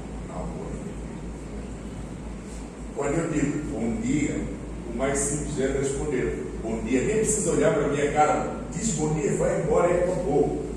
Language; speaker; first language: Portuguese; non-native, local second language; Tsonga